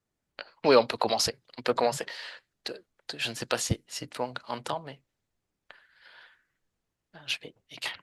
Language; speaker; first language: French; native; French